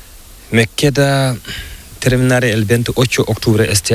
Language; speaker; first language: Spanish; non-native, learner; Fula